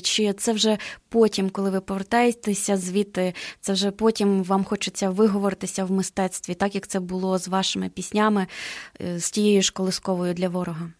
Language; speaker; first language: Ukrainian; native; Ukrainian